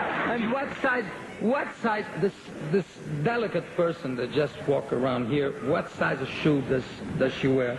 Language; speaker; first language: English; non-native, fluent; Portuguese